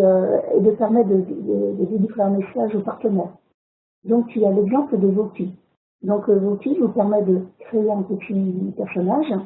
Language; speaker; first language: French; native; French